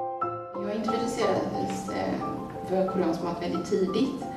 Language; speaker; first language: Swedish; early bilingual, other home language; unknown